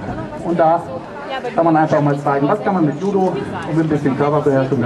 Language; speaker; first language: German; native; German